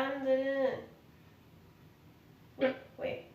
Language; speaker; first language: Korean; non-native, learner; English